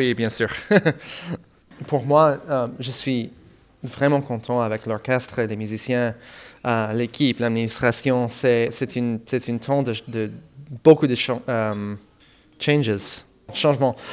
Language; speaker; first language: French; non-native, fluent; English